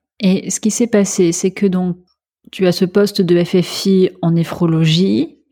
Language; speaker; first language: French; native; French